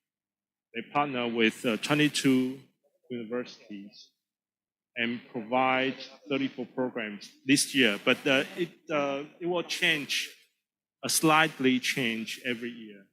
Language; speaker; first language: English; non-native, fluent; Chinese